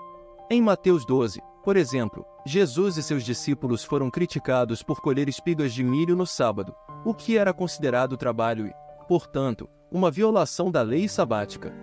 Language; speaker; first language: Portuguese; native; Portuguese